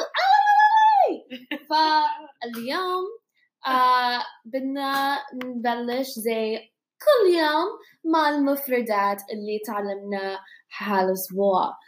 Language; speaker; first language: Arabic; non-native, learner; English